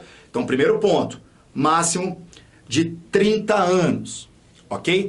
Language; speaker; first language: Portuguese; native; Portuguese